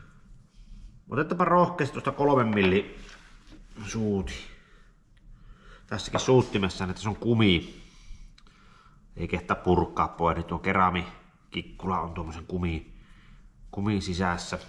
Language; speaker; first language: Finnish; native; Finnish